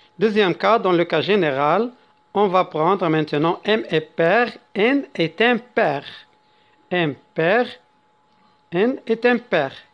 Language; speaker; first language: French; non-native, local second language; Arabic